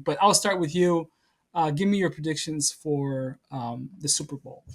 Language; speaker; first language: English; native; English